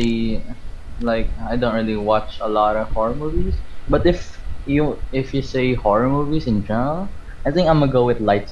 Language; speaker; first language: English; non-native, local second language; Filipino